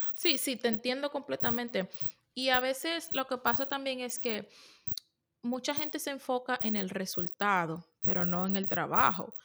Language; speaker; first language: Spanish; native; Spanish